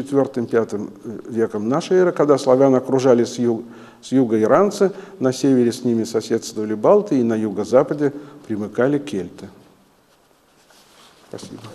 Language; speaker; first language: Russian; native; Russian